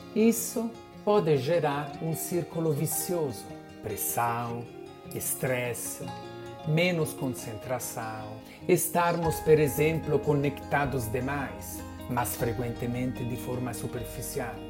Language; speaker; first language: Portuguese; non-native, fluent; Italian